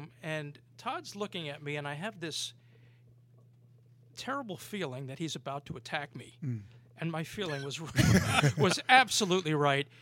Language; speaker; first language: English; native; English